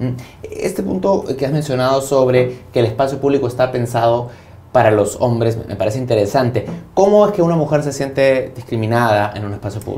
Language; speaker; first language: Spanish; native; Spanish